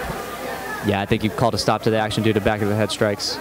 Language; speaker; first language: English; native; English